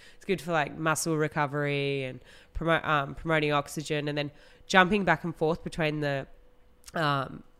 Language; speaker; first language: English; native; English